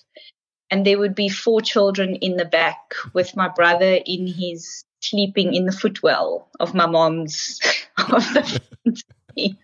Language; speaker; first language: English; native; English